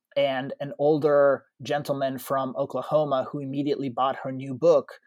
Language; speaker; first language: English; early bilingual, other home language; Russian